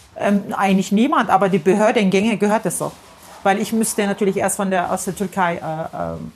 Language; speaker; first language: German; non-native, fluent; Turkish